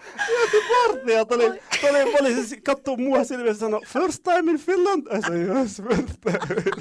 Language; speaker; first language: Finnish; non-native, fluent; Arabic